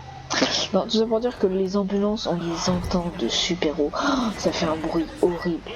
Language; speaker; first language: French; native; French